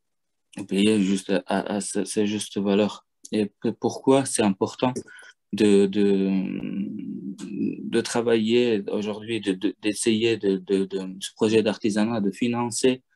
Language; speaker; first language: French; non-native, fluent; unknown